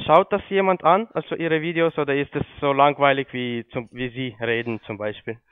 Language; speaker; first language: German; non-native, fluent; Polish